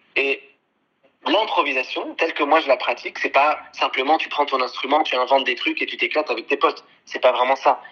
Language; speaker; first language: French; early bilingual, other home language; Arabic